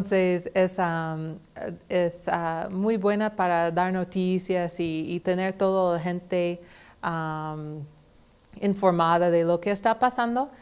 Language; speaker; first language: Spanish; non-native, fluent; English